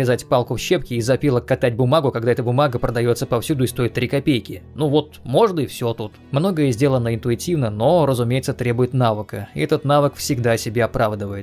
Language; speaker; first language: Russian; native; Russian